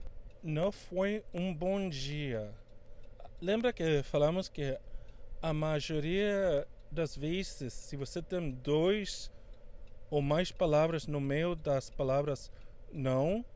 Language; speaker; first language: Portuguese; non-native, fluent; Spanish